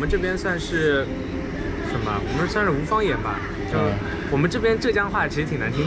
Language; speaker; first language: Chinese; native; Chinese